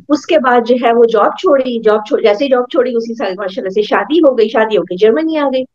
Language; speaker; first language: Urdu; native; Urdu